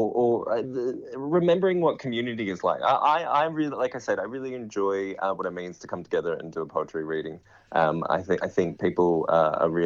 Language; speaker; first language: English; native; English